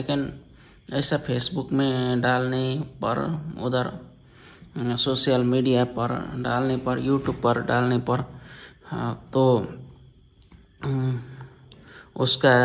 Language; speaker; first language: Hindi; non-native, learner; Nepali